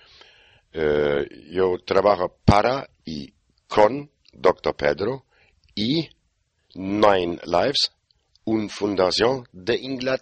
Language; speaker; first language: Spanish; non-native, learner; German